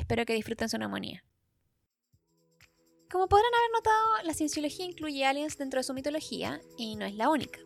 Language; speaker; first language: Spanish; native; Spanish